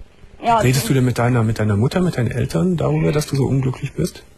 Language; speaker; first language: German; native; German